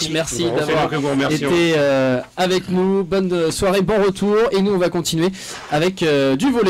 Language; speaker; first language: French; native; French